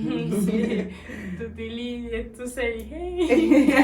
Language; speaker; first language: Italian; early bilingual, other home language; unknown